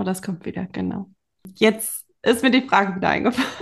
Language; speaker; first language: German; native; German